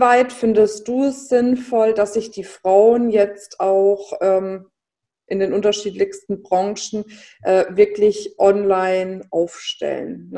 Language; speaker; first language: German; native; German